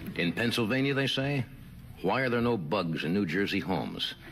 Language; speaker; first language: English; native; English